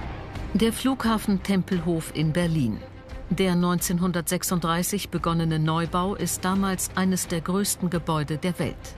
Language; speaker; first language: German; native; German